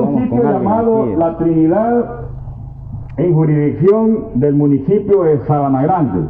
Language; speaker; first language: Spanish; native; Spanish